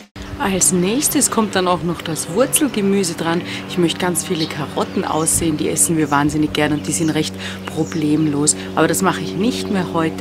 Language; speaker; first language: German; native; German